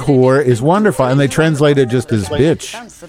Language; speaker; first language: English; native; English